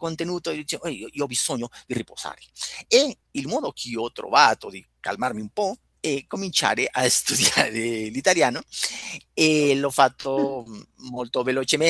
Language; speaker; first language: Italian; non-native, fluent; Spanish